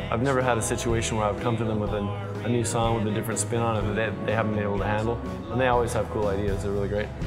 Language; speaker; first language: English; native; English